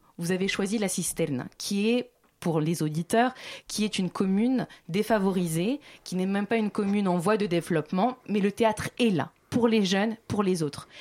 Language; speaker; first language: French; native; French